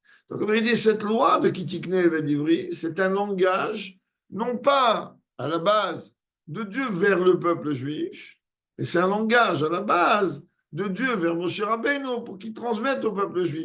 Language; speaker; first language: French; native; French